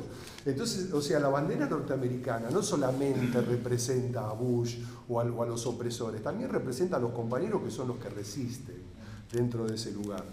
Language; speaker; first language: Spanish; native; Spanish